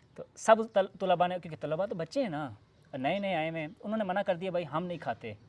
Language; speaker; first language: Urdu; non-native, local second language; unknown